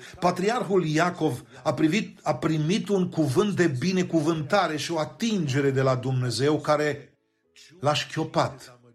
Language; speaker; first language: Romanian; native; Romanian